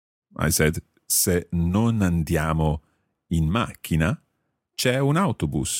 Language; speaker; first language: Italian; non-native, fluent; English